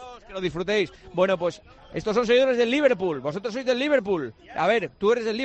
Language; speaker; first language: Spanish; native; Spanish